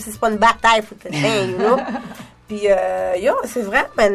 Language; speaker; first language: French; early bilingual, heritage; French